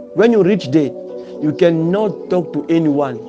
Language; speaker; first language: English; non-native, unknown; Lingala